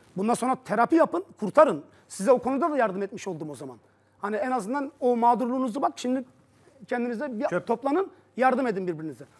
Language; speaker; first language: Turkish; early bilingual, heritage; Turkish